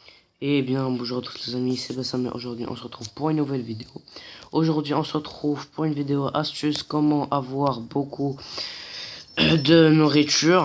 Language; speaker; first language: French; native; French